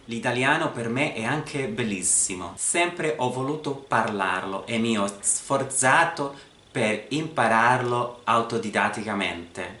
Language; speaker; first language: Italian; non-native, learner; Spanish